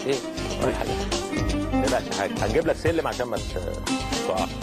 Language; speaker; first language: Arabic; native; Arabic